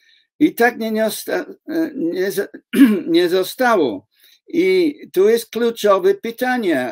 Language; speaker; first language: Polish; non-native, fluent; English